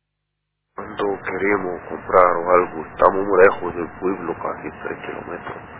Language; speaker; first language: Spanish; non-native, learner; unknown